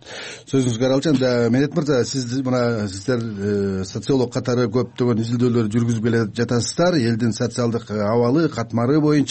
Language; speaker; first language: Kyrgyz; native; Kyrgyz